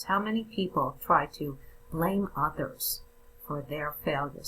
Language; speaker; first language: English; native; English